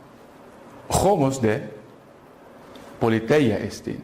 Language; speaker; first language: Greek; non-native, fluent; Portuguese